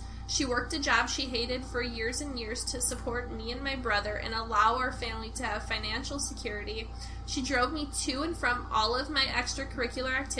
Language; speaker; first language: English; native; English